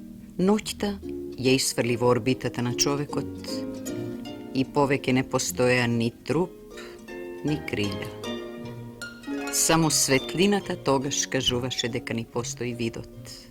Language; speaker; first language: Macedonian; native; Macedonian